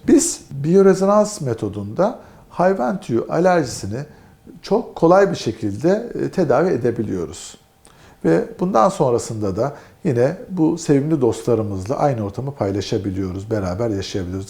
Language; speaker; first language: Turkish; native; Turkish